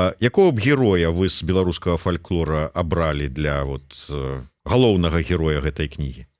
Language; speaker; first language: Belarusian; native; Belarusian